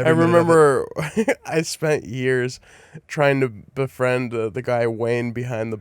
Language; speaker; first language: English; native; English